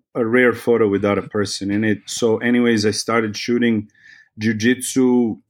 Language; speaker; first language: English; non-native, fluent; Serbian